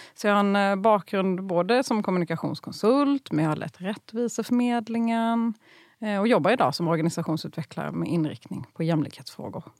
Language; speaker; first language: Swedish; early bilingual, other home language; Kurdish